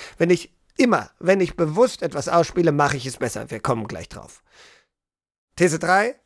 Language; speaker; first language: German; native; German